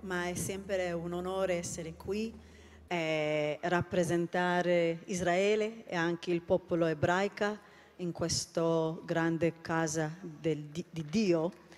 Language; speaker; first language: Italian; non-native, fluent; Hebrew